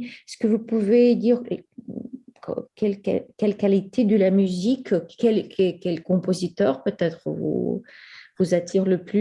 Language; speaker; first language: French; non-native, fluent; Ukrainian